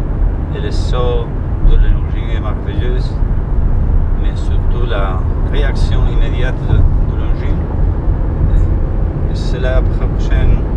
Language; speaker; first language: French; non-native, learner; Spanish